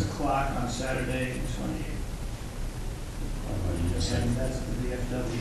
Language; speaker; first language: English; native; English